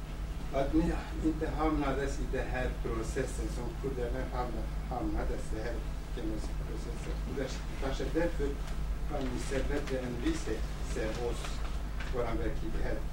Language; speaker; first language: Swedish; non-native, fluent; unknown